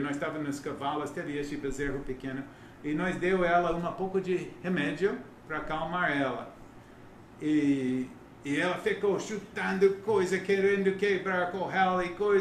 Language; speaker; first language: Portuguese; non-native, learner; English